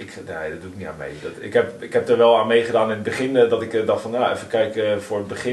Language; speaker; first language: Dutch; native; Dutch